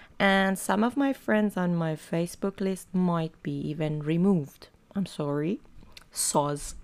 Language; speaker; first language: English; non-native, fluent; Persian